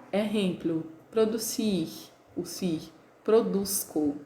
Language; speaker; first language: Spanish; non-native, fluent; Portuguese